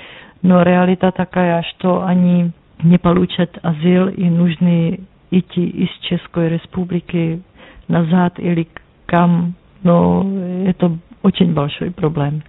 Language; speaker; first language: Russian; non-native, learner; Czech